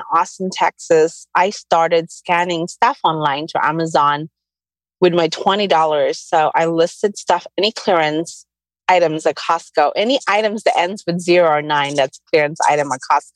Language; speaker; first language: English; non-native, local second language; Cebuano